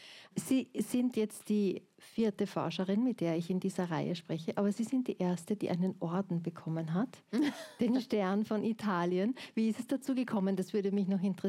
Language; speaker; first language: German; native; German